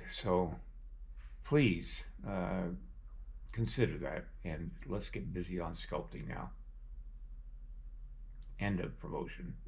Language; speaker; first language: English; native; English